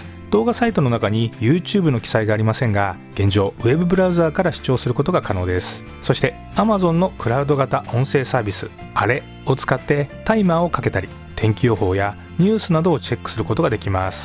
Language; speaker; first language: Japanese; native; Japanese